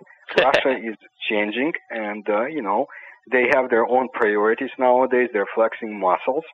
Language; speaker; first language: English; non-native, fluent; Ukrainian